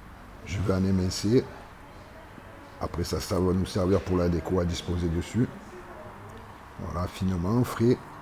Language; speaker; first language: French; native; French